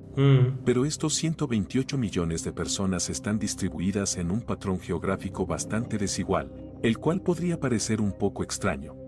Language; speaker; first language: Spanish; native; Spanish